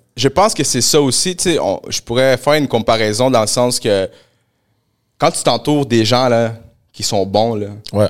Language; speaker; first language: French; early bilingual, other home language; Spanish